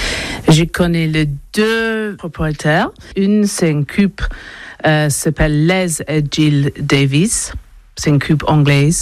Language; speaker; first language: French; non-native, learner; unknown